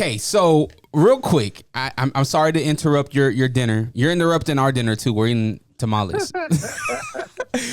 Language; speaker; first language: English; native; English